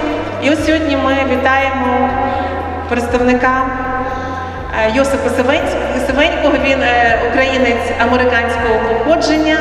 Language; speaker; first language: Ukrainian; native; Ukrainian